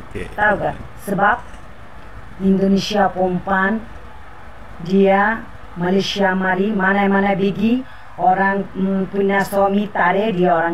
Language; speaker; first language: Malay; non-native, learner; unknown